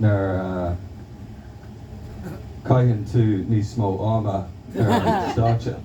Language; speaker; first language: Irish; non-native, local second language; English